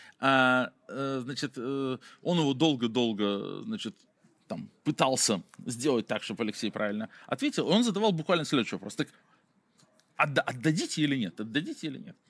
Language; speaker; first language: Russian; native; Russian